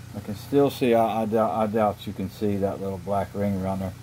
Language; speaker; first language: English; native; English